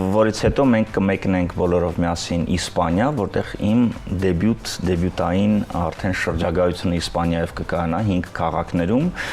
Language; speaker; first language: Armenian; early bilingual, heritage; Armenian